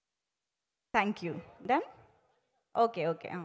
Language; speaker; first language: Telugu; native; Telugu